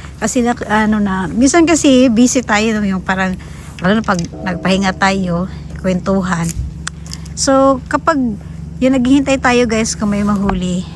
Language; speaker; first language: Filipino; non-native, local second language; Cebuano